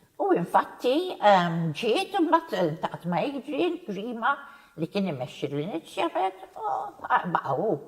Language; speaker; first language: Maltese; non-native, local second language; English